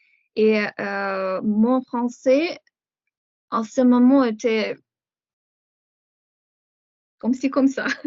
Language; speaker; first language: French; non-native, fluent; Ukrainian